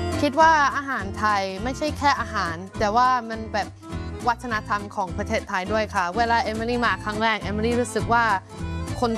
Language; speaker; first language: Thai; non-native, fluent; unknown